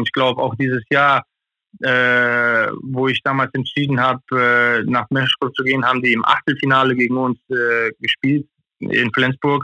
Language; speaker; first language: German; non-native, fluent; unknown